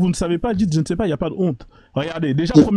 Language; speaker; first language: French; native; French